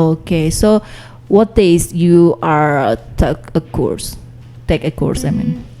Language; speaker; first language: English; non-native, learner; Indonesian